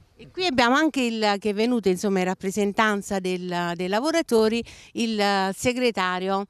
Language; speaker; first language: Italian; native; Italian